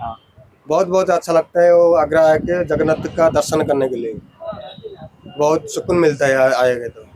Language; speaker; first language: Hindi; non-native, local second language; Odia